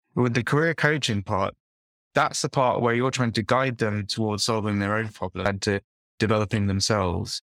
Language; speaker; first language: English; native; English